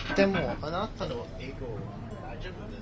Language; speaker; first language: Japanese; non-native, learner; English